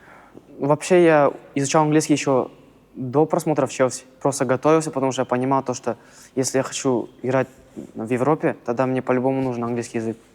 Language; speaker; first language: Russian; native; Russian